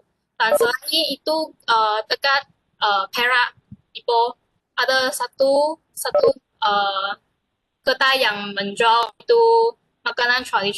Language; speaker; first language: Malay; non-native, local second language; Chinese